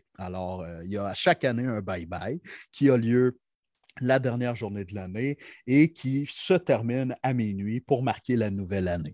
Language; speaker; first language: French; native; French